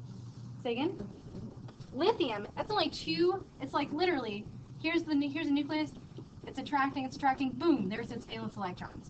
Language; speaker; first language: English; native; English